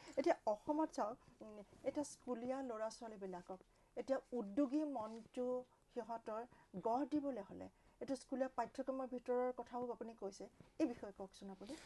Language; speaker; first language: Assamese; native; Assamese